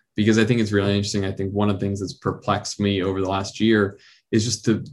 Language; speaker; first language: English; native; English